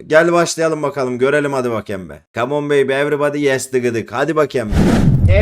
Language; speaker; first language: Turkish; native; Turkish